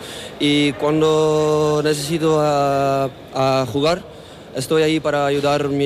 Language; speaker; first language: Spanish; non-native, learner; Papiamento